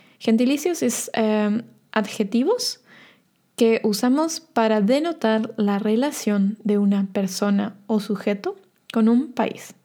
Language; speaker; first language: Spanish; native; Spanish